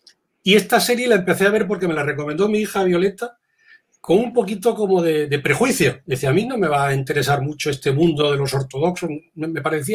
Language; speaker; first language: Spanish; native; Spanish